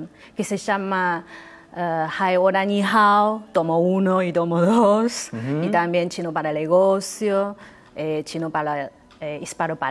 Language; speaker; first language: Spanish; non-native, fluent; Chinese